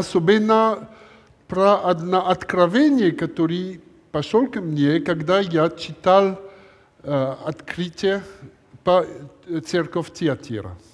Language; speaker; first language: Russian; non-native, learner; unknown